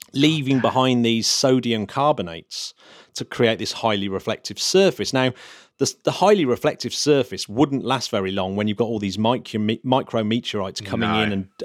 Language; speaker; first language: English; native; English